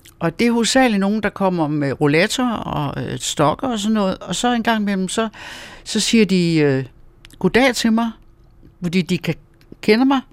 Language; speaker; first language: Danish; native; Danish